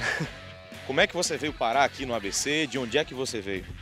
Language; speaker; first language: Portuguese; native; Portuguese